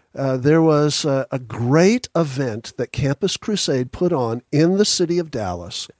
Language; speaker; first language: English; native; English